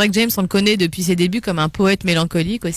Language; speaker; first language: French; native; French